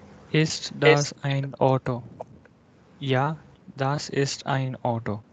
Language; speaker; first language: German; non-native, learner; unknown